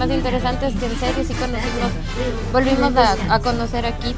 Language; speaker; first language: Spanish; native; Spanish